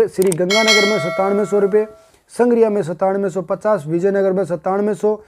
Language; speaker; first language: Hindi; native; Hindi